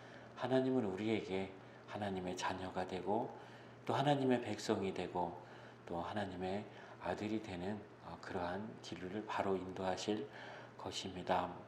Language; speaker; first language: Korean; native; Korean